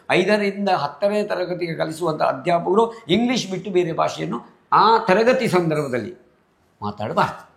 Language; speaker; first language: Kannada; non-native, local second language; Marathi